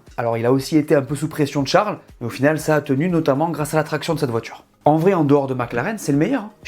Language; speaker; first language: French; native; French